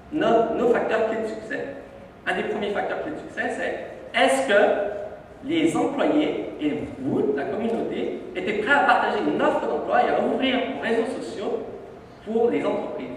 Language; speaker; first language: French; native; French